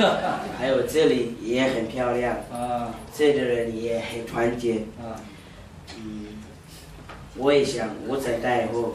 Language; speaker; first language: Chinese; non-native, fluent; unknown